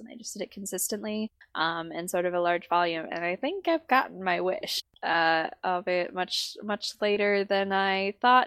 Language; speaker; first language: English; native; English